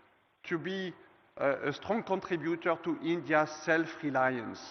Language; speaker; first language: English; non-native, fluent; French